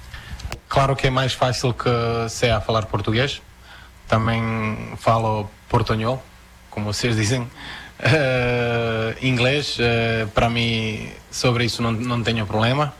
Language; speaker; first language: Portuguese; non-native, fluent; Croatian